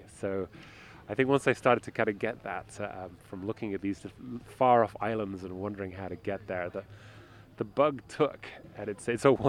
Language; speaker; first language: English; native; English